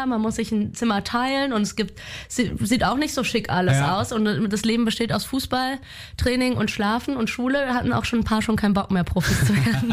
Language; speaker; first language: German; native; German